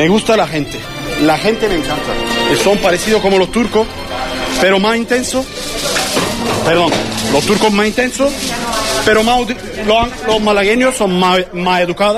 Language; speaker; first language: Spanish; non-native, learner; Turkish